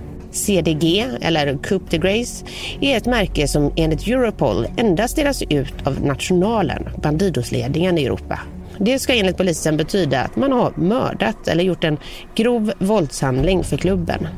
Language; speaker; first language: Swedish; native; Swedish